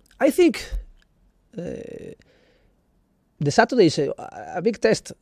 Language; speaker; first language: English; non-native, learner; Spanish